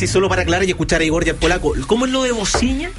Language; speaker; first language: Spanish; native; Spanish